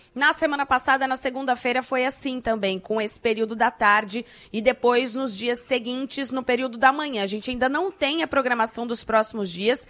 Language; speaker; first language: Portuguese; native; Portuguese